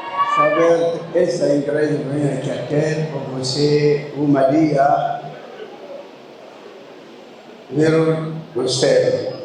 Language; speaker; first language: Portuguese; non-native, learner; Lingala